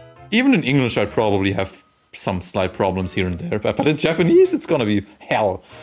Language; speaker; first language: English; non-native, fluent; German